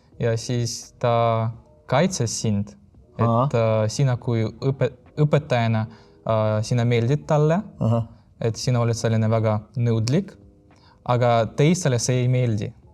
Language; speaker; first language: Estonian; non-native, local second language; Russian